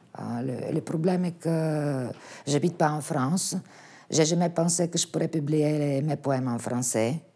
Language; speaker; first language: French; non-native, fluent; Bulgarian